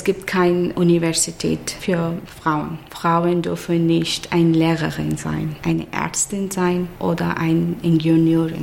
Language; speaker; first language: German; non-native, fluent; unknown